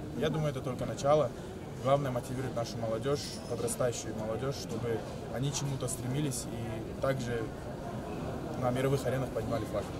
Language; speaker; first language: Russian; non-native, local second language; Uzbek